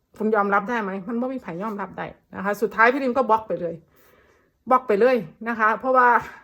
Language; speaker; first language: Thai; native; Thai